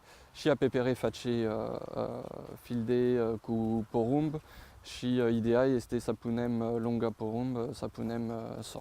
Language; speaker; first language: Romanian; non-native, fluent; French